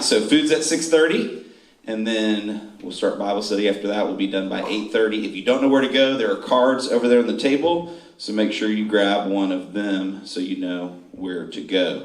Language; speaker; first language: English; native; English